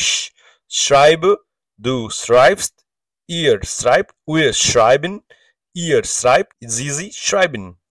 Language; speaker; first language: German; non-native, learner; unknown